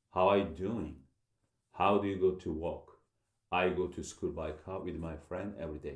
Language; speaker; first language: English; non-native, fluent; Korean